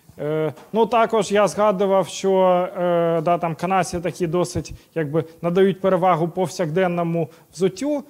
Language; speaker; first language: Ukrainian; non-native, local second language; Russian